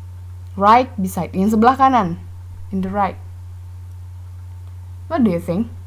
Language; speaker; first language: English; non-native, learner; Indonesian